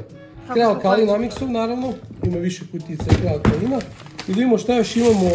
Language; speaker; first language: Croatian; native; Croatian